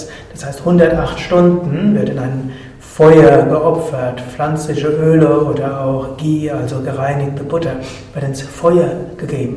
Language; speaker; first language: German; native; German